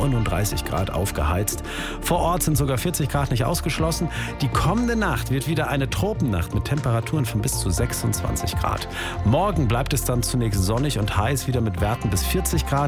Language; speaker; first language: German; native; German